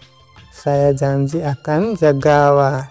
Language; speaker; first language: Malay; non-native, learner; Nepali